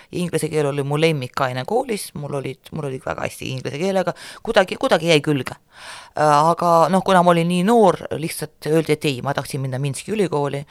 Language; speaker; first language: Estonian; non-native, local second language; Russian